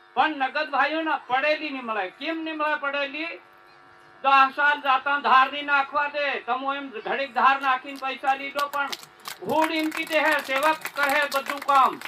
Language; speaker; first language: Gujarati; non-native, local second language; Bhili